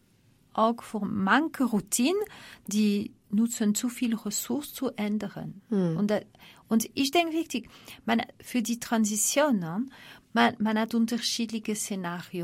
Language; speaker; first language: German; non-native, fluent; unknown